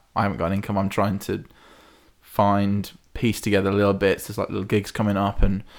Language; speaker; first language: English; native; English